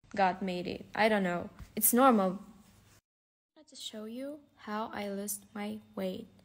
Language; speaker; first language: English; non-native, learner; Kazakh